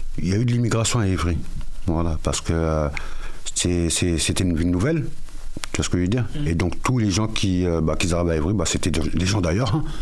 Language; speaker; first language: French; early bilingual, other home language; Mandingo